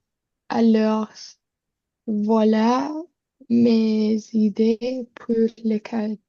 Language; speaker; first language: French; non-native, learner; Spanish